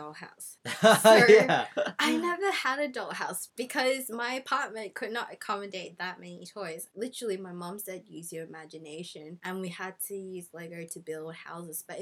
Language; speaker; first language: English; non-native, local second language; Cantonese